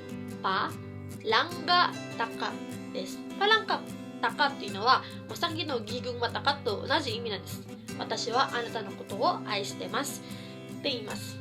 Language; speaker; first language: Japanese; non-native, fluent; Cebuano